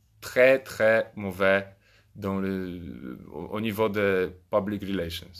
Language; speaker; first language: French; non-native, fluent; Polish